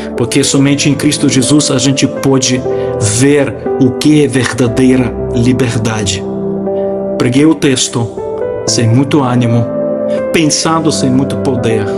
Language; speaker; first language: Portuguese; non-native, fluent; Ukrainian